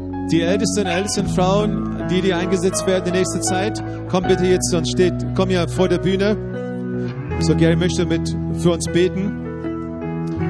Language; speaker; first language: German; native; German